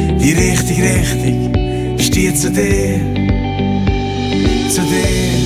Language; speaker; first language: German; native; German